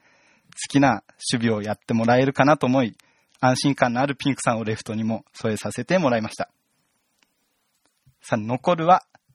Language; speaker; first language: Japanese; native; Japanese